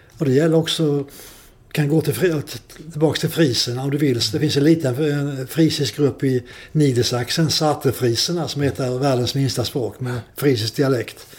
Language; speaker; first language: Swedish; native; Swedish